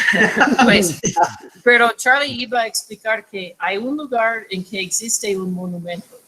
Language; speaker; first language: Spanish; non-native, fluent; English